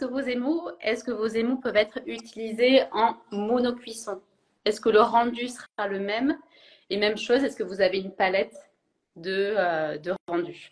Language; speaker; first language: French; native; French